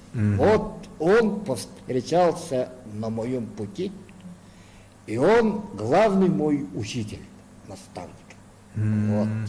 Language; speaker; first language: Russian; non-native, local second language; Yakut